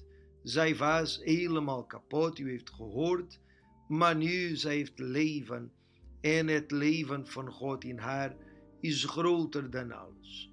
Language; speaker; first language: Dutch; non-native, fluent; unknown